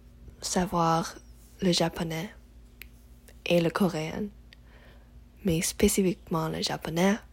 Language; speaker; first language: French; non-native, learner; English